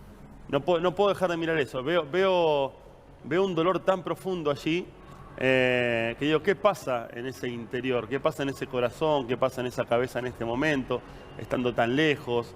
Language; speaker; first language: Spanish; native; Spanish